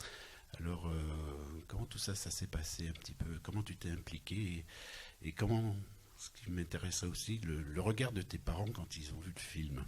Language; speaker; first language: French; native; French